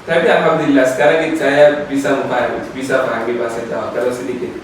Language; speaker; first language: Indonesian; non-native, learner; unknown